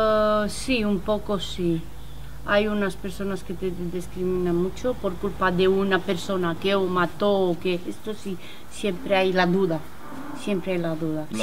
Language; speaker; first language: Spanish; non-native, fluent; Romanian